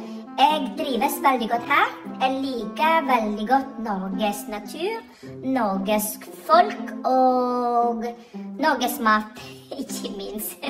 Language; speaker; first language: Norwegian; non-native, fluent; Iloko